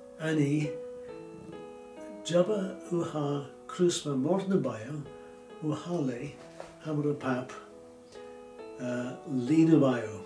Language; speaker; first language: Nepali; non-native, fluent; English